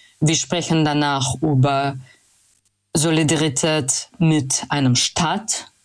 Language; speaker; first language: German; non-native, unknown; Russian